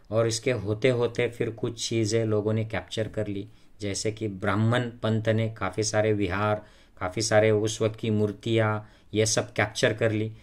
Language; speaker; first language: Hindi; non-native, local second language; Marathi